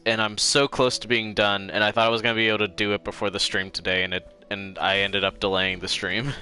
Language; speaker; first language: English; native; English